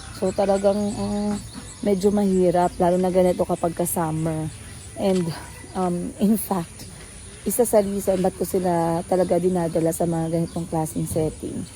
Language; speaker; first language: Filipino; non-native, local second language; Hiligaynon